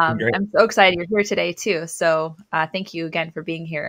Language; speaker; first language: English; native; English